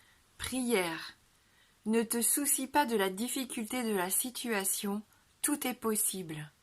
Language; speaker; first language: French; native; French